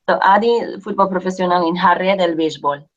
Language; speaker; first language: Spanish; non-native, fluent; English